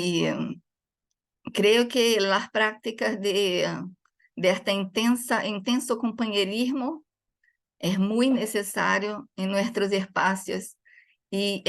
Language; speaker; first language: Spanish; non-native, fluent; Portuguese